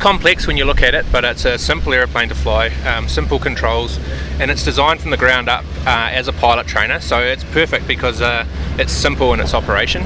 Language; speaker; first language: English; native; English